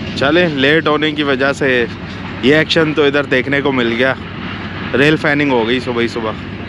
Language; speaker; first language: Urdu; native; Urdu